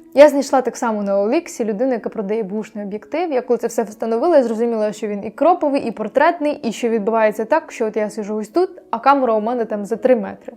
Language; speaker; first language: Ukrainian; non-native, local second language; Russian